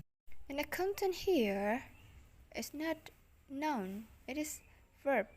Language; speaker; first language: English; non-native, learner; Indonesian